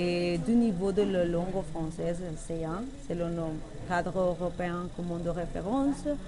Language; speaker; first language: French; non-native, learner; Spanish